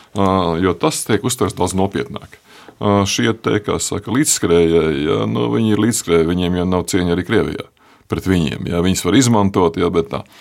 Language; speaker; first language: Latvian; native; Latvian